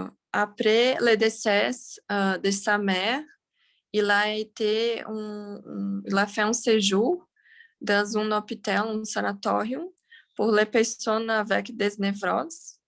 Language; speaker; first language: French; non-native, learner; Portuguese